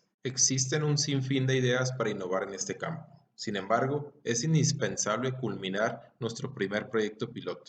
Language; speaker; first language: Spanish; native; Spanish